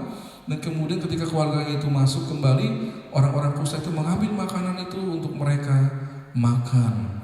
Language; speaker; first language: Indonesian; native; Indonesian